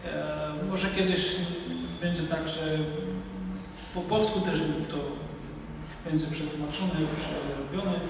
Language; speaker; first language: Polish; non-native, fluent; Georgian